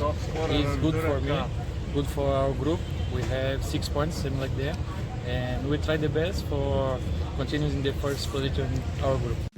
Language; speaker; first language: English; non-native, learner; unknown